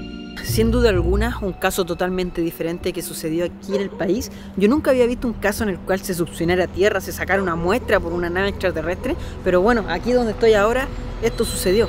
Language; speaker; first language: Spanish; native; Spanish